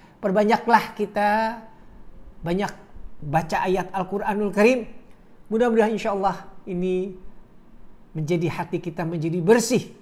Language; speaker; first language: Indonesian; native; Indonesian